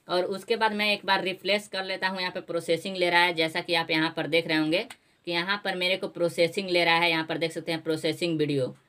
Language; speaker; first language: Hindi; native; Hindi